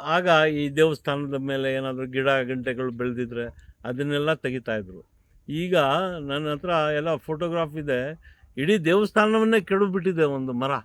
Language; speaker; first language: Kannada; non-native, local second language; Urdu